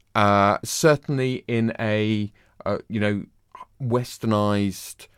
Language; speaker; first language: English; native; English